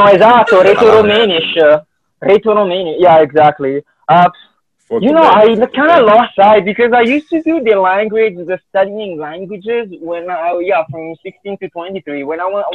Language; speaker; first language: English; non-native, fluent; Filipino